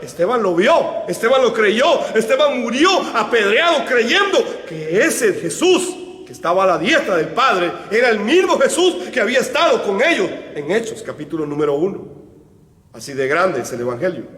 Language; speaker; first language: Spanish; native; Spanish